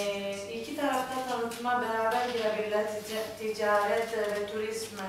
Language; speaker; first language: Turkish; non-native, learner; Greek